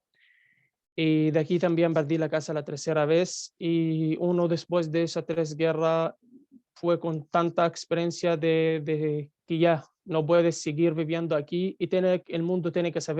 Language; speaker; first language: Spanish; non-native, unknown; Arabic